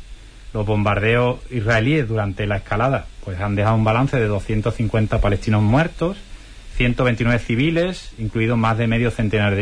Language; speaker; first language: Spanish; native; Spanish